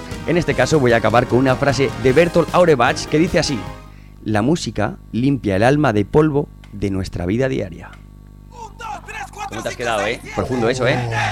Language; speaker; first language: Spanish; native; Spanish